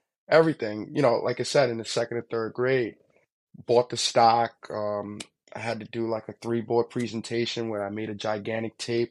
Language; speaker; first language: English; native; English